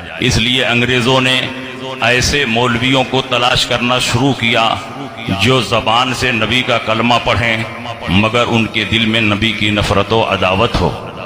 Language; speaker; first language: Urdu; native; Urdu